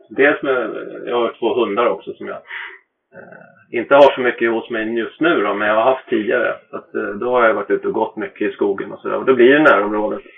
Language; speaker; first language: Swedish; native; Swedish